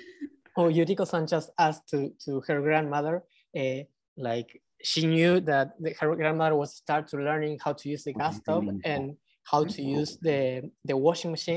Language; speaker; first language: English; non-native, fluent; Spanish